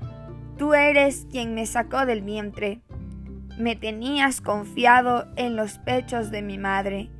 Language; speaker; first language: Spanish; native; Spanish